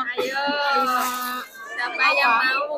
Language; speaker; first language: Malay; non-native, local second language; Javanese